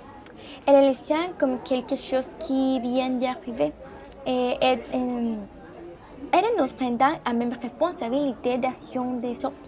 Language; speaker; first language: French; non-native, learner; Spanish